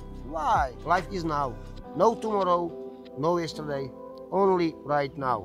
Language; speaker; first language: English; non-native, learner; Slovak